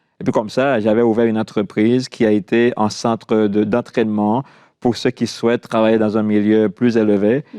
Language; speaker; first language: French; non-native, local second language; Haitian Creole